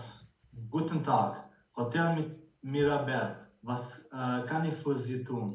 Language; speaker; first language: German; non-native, learner; Croatian